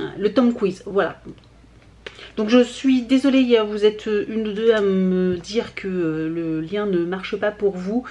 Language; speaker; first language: French; native; French